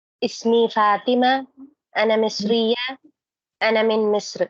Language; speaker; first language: Arabic; non-native, learner; Tamil